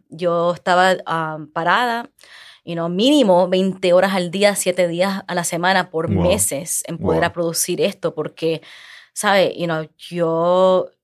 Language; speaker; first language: Spanish; early bilingual, heritage; Spanish